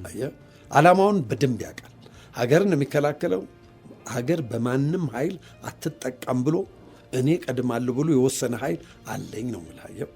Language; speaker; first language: Amharic; native; Amharic